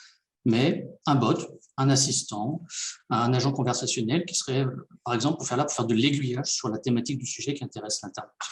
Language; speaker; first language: French; native; French